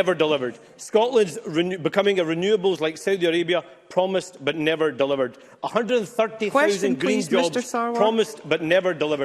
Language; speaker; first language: English; native; English